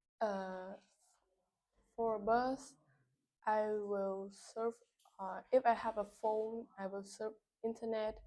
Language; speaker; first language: English; non-native, learner; Vietnamese